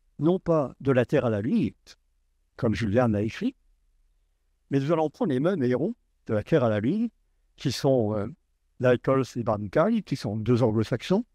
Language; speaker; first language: French; native; French